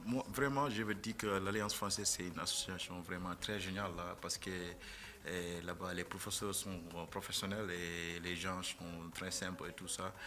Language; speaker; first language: French; non-native, fluent; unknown